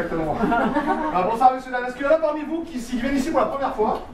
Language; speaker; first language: French; native; French